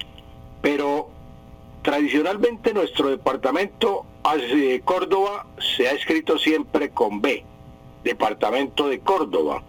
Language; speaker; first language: Spanish; native; Spanish